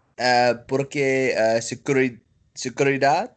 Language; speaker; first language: Spanish; non-native, learner; English